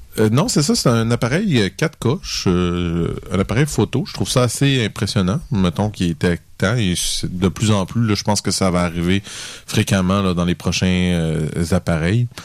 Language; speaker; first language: French; native; French